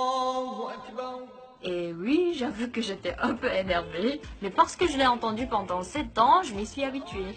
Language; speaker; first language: French; non-native, fluent; Korean